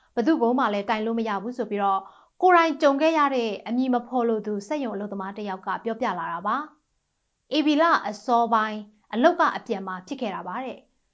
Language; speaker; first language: Burmese; native; Burmese